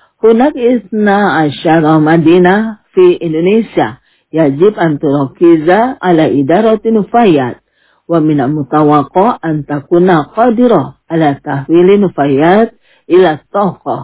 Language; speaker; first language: Arabic; non-native, fluent; Indonesian